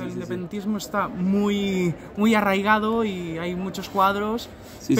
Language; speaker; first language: Spanish; native; Spanish